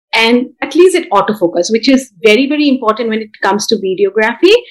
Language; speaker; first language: English; non-native, local second language; Bangla